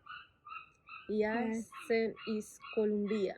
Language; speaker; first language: Slovenian; non-native, learner; Spanish